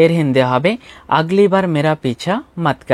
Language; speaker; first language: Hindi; non-native, fluent; Bangla